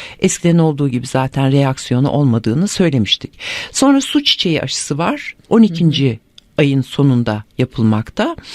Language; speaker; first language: Turkish; native; Turkish